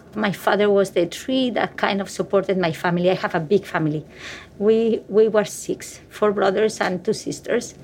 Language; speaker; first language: English; non-native, fluent; Spanish